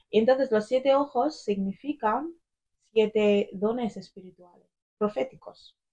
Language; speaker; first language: Spanish; early bilingual, other home language; English